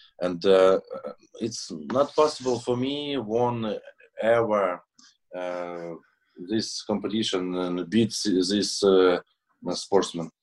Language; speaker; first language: English; non-native, learner; Russian